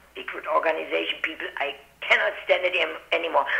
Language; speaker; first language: English; non-native, fluent; German